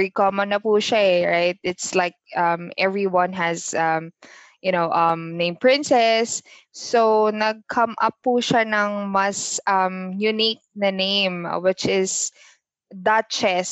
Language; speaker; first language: English; non-native, local second language; Filipino